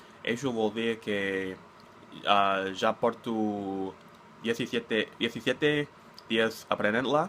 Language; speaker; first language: Catalan; non-native, learner; English